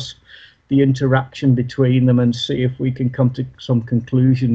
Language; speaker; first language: English; native; English